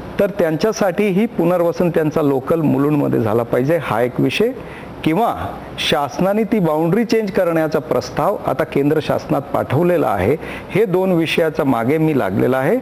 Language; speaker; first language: Marathi; non-native, local second language; Punjabi